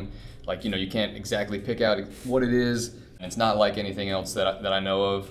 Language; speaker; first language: English; native; English